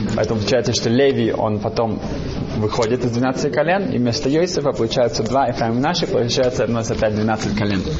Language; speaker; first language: Russian; early bilingual, heritage; Russian